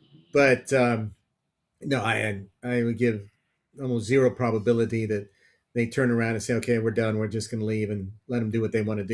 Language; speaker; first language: English; native; English